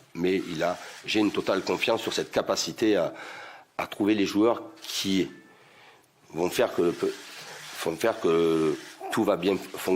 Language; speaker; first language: French; native; French